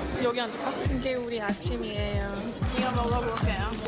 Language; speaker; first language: Korean; early bilingual, heritage; English